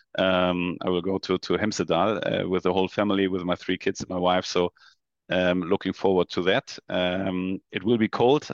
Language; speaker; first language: English; non-native, fluent; German